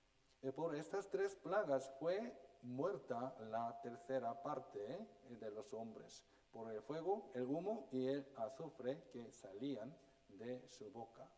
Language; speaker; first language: Spanish; non-native, fluent; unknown